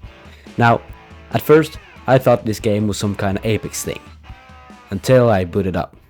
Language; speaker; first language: English; non-native, fluent; Norwegian